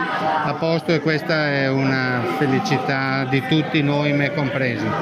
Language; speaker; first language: Italian; native; Italian